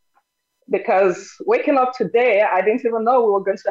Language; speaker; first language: English; non-native, local second language; Yoruba